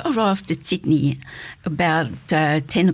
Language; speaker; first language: English; non-native, fluent; German